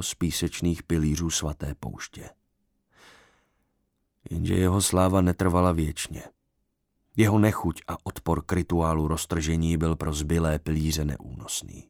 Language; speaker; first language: Czech; native; Czech